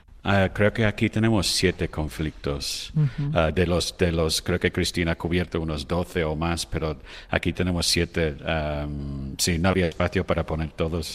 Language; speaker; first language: Spanish; non-native, fluent; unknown